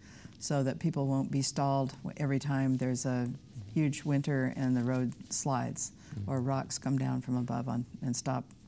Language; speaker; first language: English; native; English